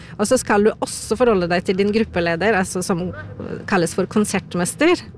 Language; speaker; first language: Norwegian; non-native, fluent; Polish